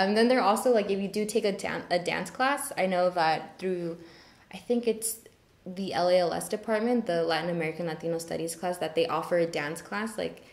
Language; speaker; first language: English; native; English